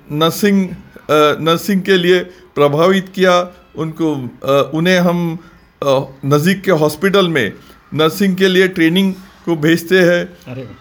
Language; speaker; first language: Hindi; non-native, local second language; Marathi